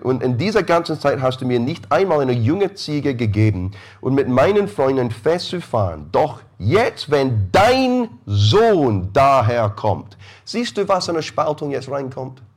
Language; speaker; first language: German; non-native, fluent; English